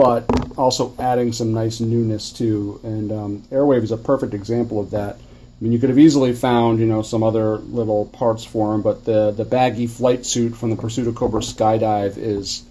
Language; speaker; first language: English; native; English